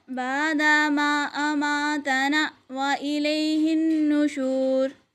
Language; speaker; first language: Urdu; native; Urdu